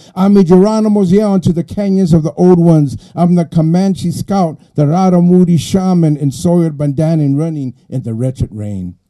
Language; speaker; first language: English; early bilingual, other home language; Spanish